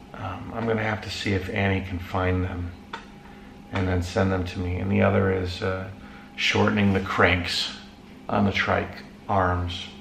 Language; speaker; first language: English; native; English